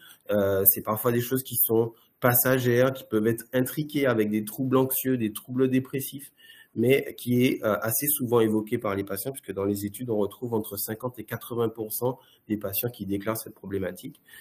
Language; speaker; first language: French; native; French